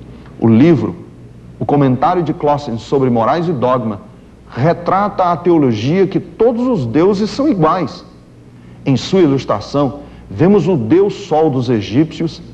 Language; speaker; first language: Portuguese; native; Portuguese